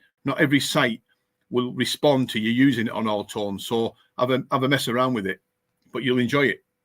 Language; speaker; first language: English; native; English